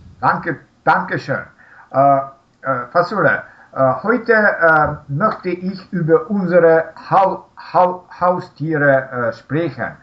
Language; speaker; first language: German; non-native, learner; Russian